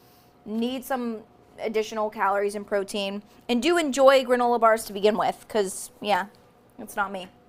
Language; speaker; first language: English; native; English